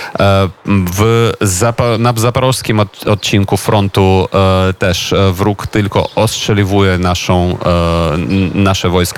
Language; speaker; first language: Polish; non-native, fluent; Ukrainian